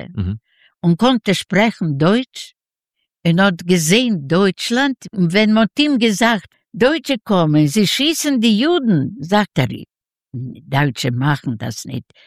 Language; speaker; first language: German; non-native, learner; Yiddish